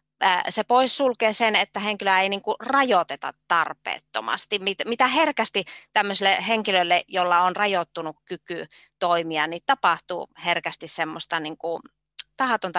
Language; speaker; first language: Finnish; native; Finnish